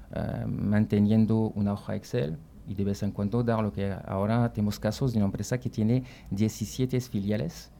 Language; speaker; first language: Spanish; non-native, fluent; French